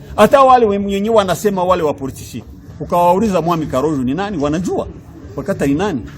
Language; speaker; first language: Swahili; non-native, local second language; Kinyarwanda